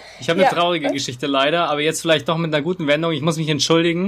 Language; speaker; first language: German; native; German